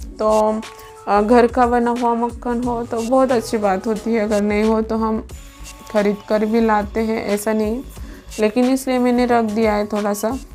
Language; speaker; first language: Hindi; non-native, local second language; Marathi